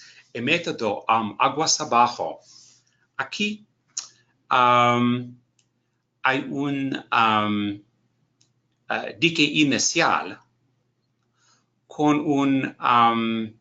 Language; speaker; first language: Spanish; non-native, learner; English